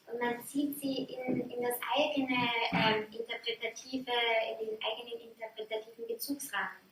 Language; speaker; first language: German; native; German